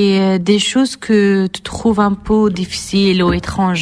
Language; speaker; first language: French; non-native, fluent; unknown